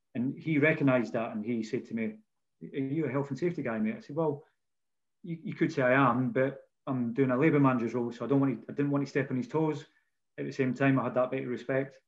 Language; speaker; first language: English; native; English